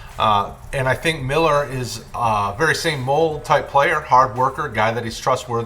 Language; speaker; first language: English; native; English